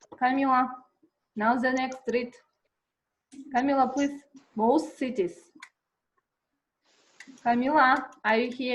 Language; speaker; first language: English; non-native, learner; Kazakh